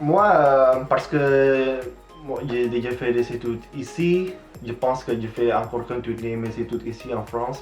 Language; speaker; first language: French; non-native, fluent; Indonesian